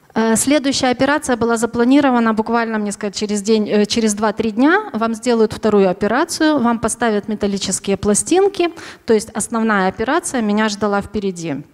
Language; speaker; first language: Russian; native; Russian